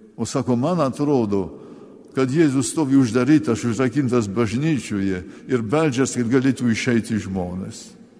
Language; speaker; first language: Lithuanian; early bilingual, heritage; Lithuanian